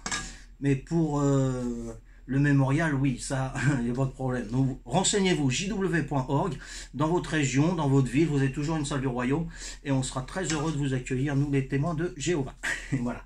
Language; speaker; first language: French; native; French